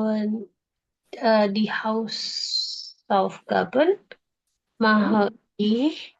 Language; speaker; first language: German; non-native, learner; Indonesian